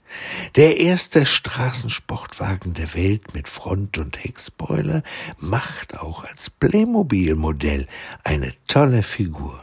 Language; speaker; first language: German; native; German